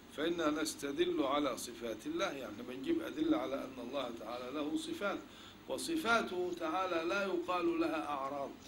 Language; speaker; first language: Arabic; native; Arabic